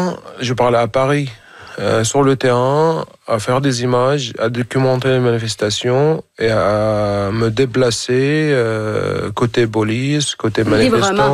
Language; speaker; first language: French; non-native, fluent; Arabic